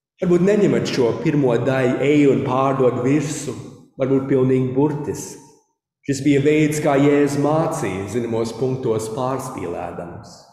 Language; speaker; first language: Latvian; early bilingual, heritage; Latvian